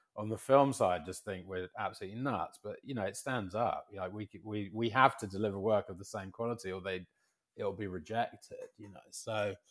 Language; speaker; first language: English; native; English